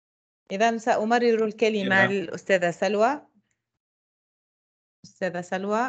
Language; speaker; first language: Arabic; native; Arabic